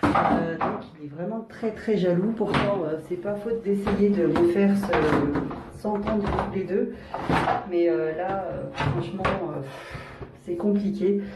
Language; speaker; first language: French; native; French